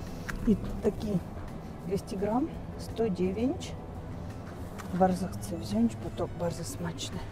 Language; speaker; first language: Polish; non-native, fluent; Russian